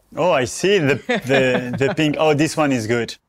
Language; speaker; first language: English; non-native, learner; French